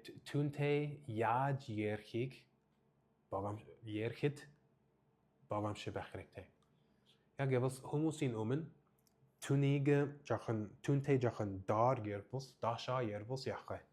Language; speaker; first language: Mongolian; non-native, learner; English